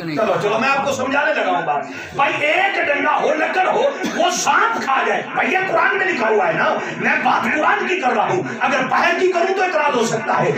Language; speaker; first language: Urdu; non-native, local second language; Punjabi